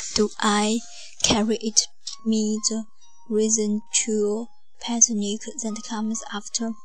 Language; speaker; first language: English; non-native, learner; Chinese